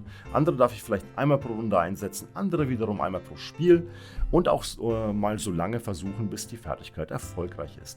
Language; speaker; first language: German; native; German